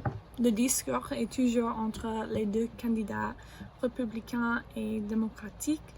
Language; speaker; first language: French; non-native, learner; English